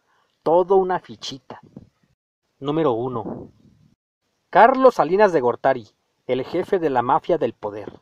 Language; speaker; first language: Spanish; native; Spanish